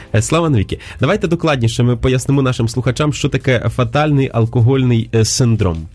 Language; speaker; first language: Ukrainian; native; Ukrainian